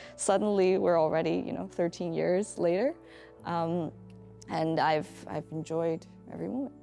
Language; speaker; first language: English; native; English